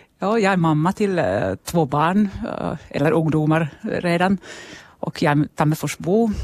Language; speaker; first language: Swedish; non-native, local second language; Finnish